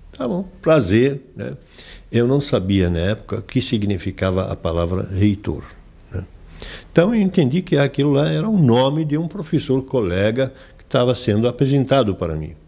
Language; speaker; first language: Portuguese; non-native, fluent; Arabic